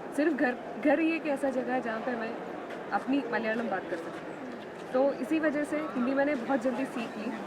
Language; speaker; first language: Hindi; non-native, local second language; Malayalam